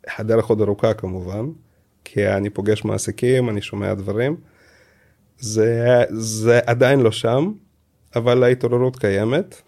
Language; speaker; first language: Hebrew; early bilingual, other home language; Russian